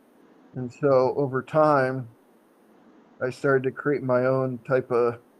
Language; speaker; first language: English; native; English